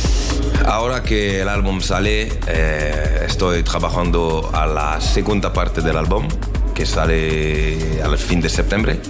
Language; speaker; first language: Spanish; non-native, learner; French